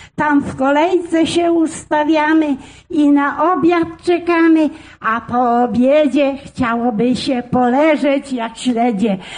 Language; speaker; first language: Polish; native; Polish